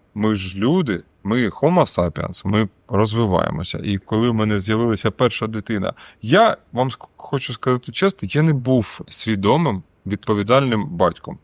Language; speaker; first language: Ukrainian; non-native, local second language; Russian